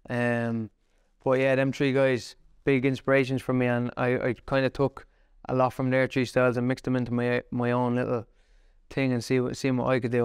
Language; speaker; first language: English; native; English